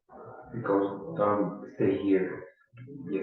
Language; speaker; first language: English; non-native, learner; Spanish